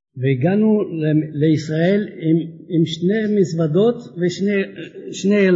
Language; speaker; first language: Hebrew; non-native, fluent; French